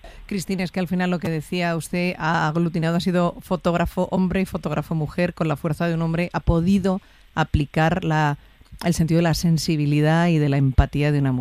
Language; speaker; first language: Spanish; native; Spanish